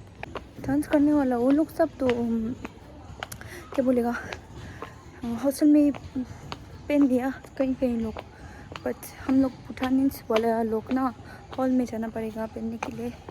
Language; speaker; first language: Hindi; non-native, learner; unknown